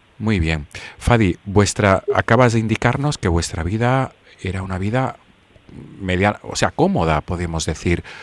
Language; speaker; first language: Spanish; native; Spanish